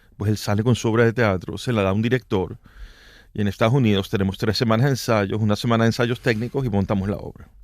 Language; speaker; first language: Spanish; native; Spanish